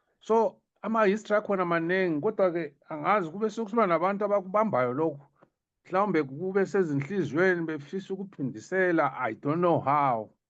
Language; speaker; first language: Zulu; native; Zulu